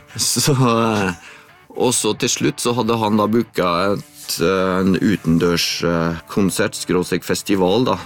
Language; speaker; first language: Norwegian; native; Norwegian